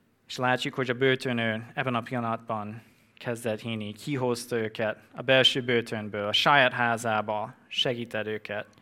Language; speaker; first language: Hungarian; non-native, fluent; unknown